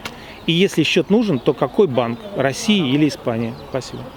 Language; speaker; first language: Russian; native; Russian